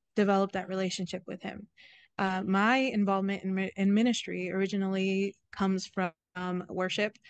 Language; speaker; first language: English; native; English